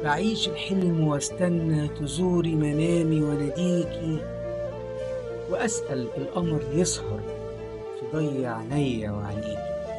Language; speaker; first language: Arabic; native; Arabic